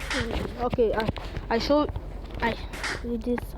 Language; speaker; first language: English; non-native, learner; Mongolian